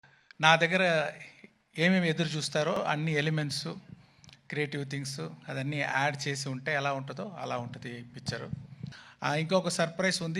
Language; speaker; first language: Telugu; non-native, fluent; Tamil